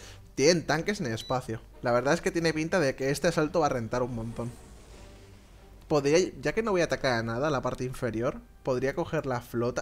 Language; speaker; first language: Spanish; native; Spanish